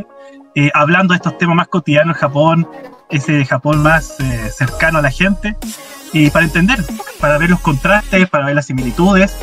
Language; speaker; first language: Spanish; native; Spanish